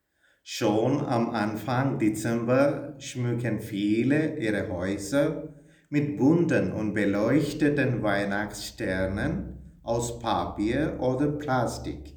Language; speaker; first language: German; non-native, fluent; Malayalam